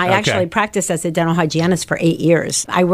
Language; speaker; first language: English; native; English